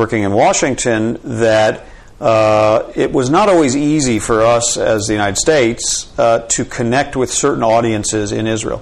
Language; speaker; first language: English; native; English